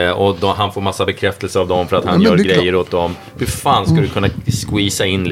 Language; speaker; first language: Swedish; native; Swedish